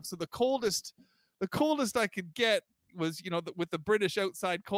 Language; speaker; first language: English; native; English